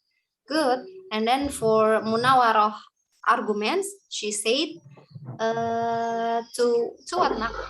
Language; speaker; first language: English; non-native, learner; Indonesian